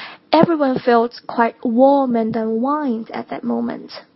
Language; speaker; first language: English; non-native, fluent; Chinese